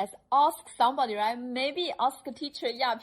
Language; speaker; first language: English; non-native, fluent; Chinese